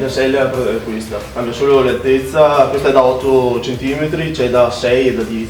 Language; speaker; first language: Italian; native; Italian